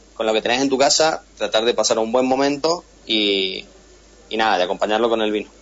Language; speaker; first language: Spanish; native; Spanish